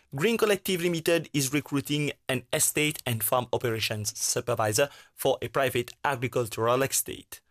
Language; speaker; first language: English; non-native, local second language; Morisyen